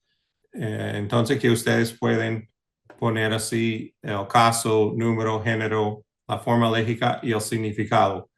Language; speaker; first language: Spanish; early bilingual, heritage; English